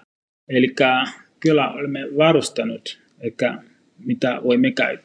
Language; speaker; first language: Finnish; non-native, fluent; Swahili